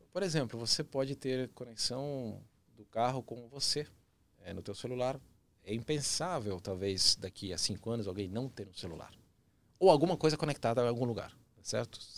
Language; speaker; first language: Portuguese; early bilingual, other home language; Spanish